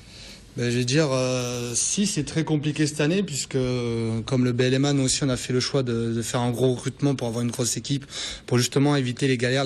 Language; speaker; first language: French; native; French